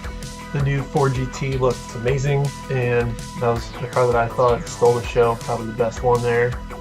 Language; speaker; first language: English; native; English